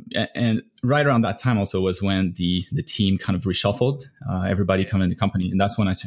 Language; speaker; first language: English; native; English